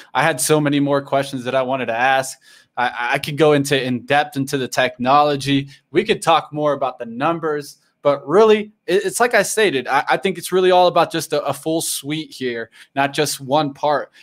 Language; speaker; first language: English; native; English